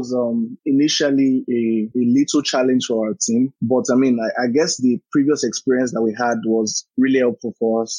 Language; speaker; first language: English; non-native, local second language; Yoruba